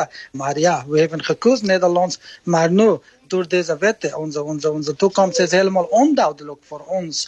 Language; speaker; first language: Dutch; non-native, learner; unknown